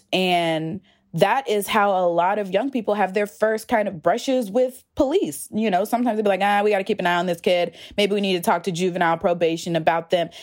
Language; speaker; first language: English; native; English